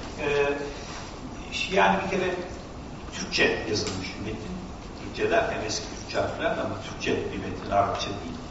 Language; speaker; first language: Turkish; native; Turkish